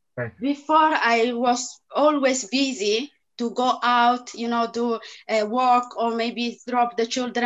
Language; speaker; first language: English; non-native, learner; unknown